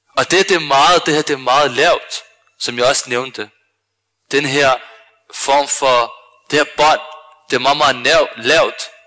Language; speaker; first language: Danish; early bilingual, other home language; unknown